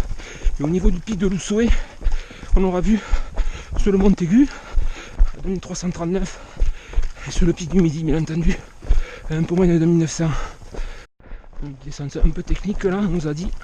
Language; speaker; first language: French; native; French